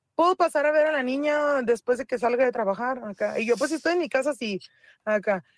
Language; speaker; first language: Spanish; native; Spanish